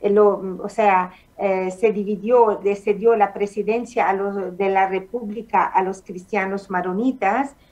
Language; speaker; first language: Spanish; non-native, fluent; Arabic